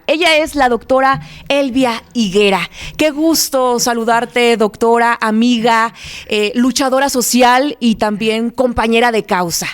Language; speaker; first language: Spanish; native; Spanish